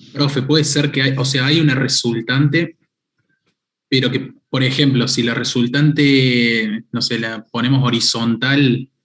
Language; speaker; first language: Spanish; native; Spanish